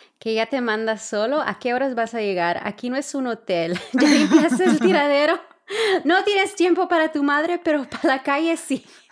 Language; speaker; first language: Spanish; early bilingual, heritage; Spanish